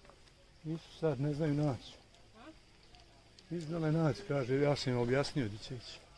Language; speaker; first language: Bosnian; early bilingual, heritage; Bosnian